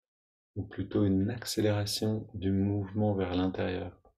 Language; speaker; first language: French; native; French